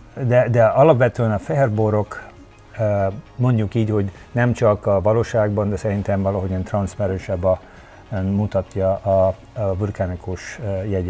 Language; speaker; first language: Hungarian; early bilingual, heritage; Hungarian